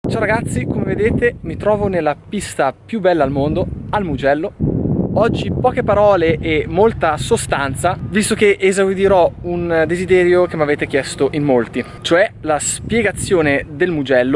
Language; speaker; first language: Italian; native; Italian